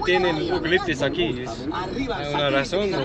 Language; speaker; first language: Spanish; non-native, learner; English